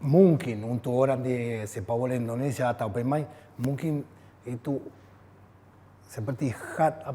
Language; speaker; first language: Indonesian; non-native, fluent; Spanish